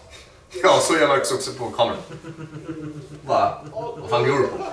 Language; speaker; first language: Swedish; native; Swedish